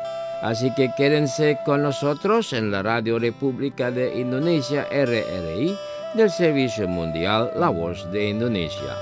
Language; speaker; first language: Spanish; non-native, fluent; Indonesian